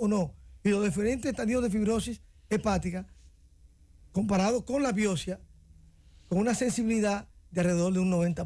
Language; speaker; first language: Spanish; native; Spanish